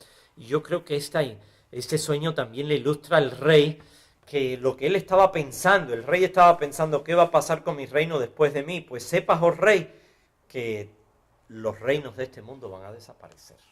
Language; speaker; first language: Spanish; native; Spanish